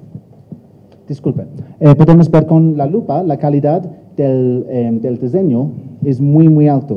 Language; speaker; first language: Spanish; non-native, learner; English